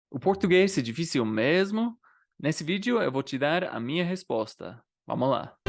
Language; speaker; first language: Portuguese; non-native, fluent; English